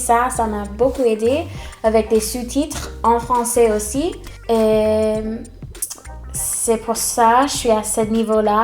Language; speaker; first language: French; non-native, fluent; English